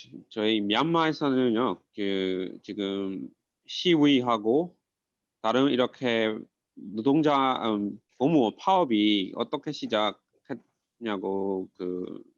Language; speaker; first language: Korean; non-native, fluent; Burmese